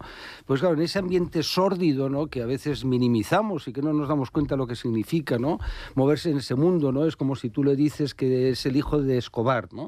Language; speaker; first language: Spanish; native; Spanish